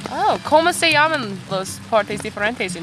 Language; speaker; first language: Spanish; non-native, learner; English